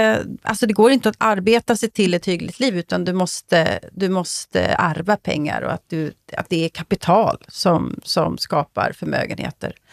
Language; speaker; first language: Swedish; native; Swedish